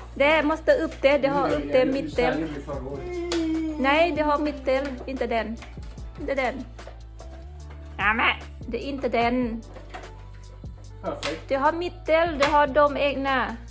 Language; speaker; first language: Swedish; non-native, learner; Thai